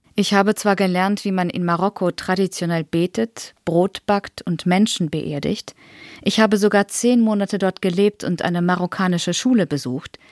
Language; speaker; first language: German; native; German